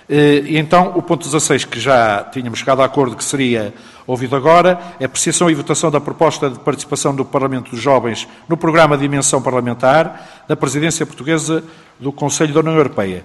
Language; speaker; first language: Portuguese; native; Portuguese